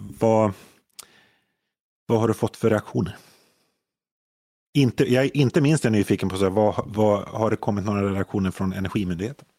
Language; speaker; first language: Swedish; native; Swedish